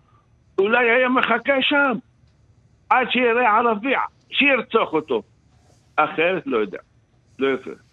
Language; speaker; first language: Hebrew; non-native, local second language; Arabic